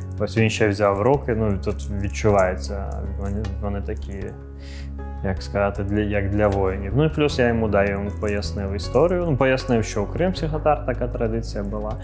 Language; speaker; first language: Ukrainian; non-native, local second language; Crimean Tatar